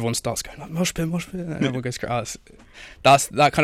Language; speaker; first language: English; native; English